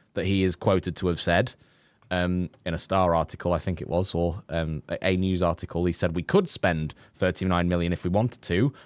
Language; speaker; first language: English; native; English